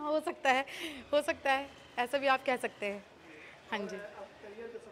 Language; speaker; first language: Hindi; native; Hindi